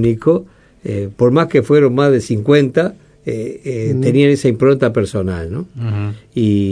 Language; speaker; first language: Spanish; native; Spanish